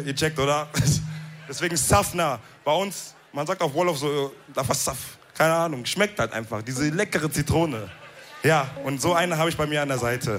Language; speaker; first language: German; early bilingual, other home language; Wolof